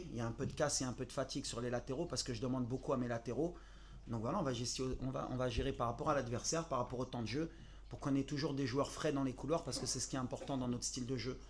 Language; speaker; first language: French; native; French